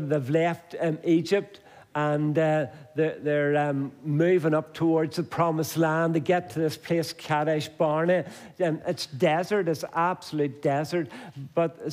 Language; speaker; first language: English; native; English